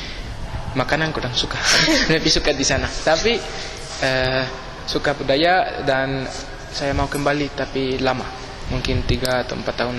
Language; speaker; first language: Indonesian; non-native, learner; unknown